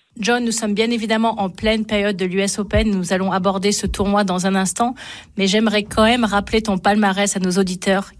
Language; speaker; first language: French; native; French